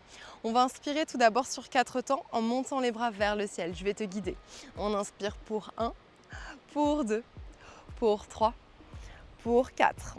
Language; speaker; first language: French; native; French